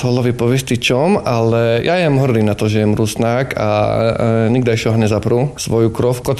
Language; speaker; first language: Slovak; non-native, local second language; Rusyn